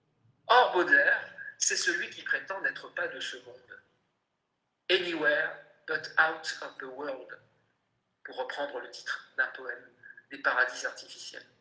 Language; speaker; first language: French; native; French